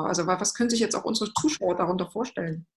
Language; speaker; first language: German; native; German